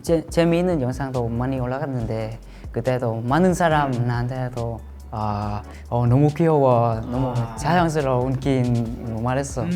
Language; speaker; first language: Korean; non-native, learner; Vietnamese